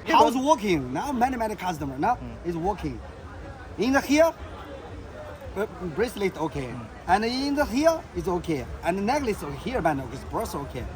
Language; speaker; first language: English; non-native, learner; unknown